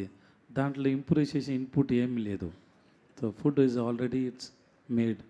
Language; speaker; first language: Telugu; non-native, learner; Tamil